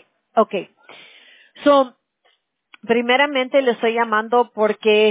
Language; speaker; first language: Spanish; early bilingual, heritage; Spanish